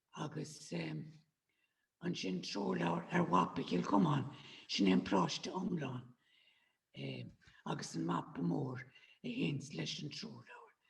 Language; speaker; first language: Irish; native; Irish